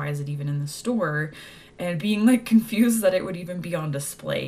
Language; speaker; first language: English; native; English